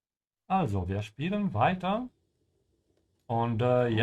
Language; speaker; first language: German; non-native, fluent; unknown